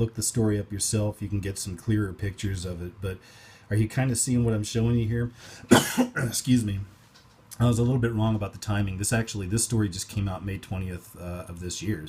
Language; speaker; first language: English; native; English